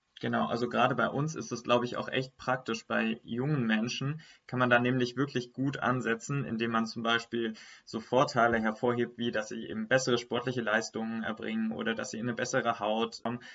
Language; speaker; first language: German; native; German